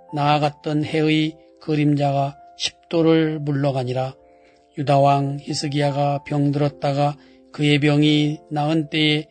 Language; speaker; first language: Korean; native; Korean